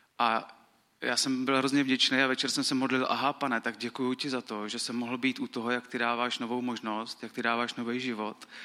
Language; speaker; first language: Czech; native; Czech